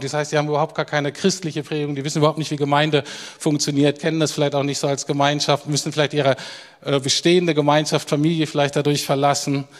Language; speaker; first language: German; native; German